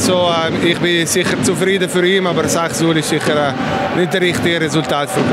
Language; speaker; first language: German; non-native, local second language; Italian